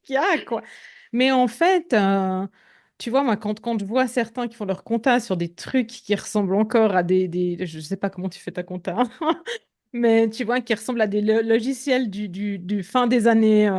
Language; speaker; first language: French; native; French